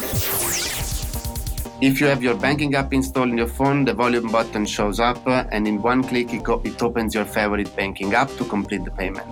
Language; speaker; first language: English; non-native, fluent; Italian